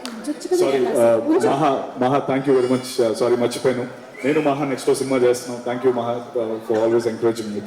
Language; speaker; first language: Telugu; native; Telugu